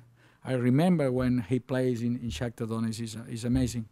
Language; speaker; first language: English; non-native, learner; Spanish